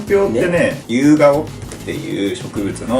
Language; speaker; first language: Japanese; native; Japanese